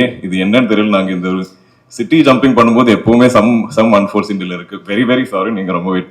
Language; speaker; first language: Tamil; non-native, local second language; Malayalam